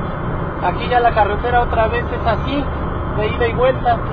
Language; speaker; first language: Spanish; native; Spanish